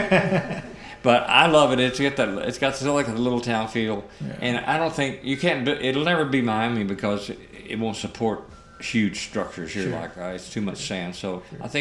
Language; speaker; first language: English; native; English